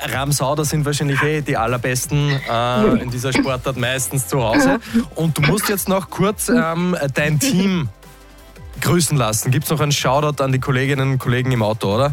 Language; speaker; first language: German; native; German